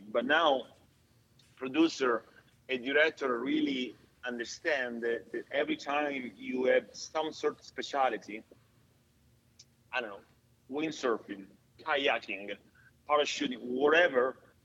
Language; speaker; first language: English; non-native, fluent; Italian